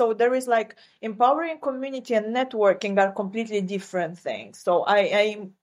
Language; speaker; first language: English; non-native, fluent; Romanian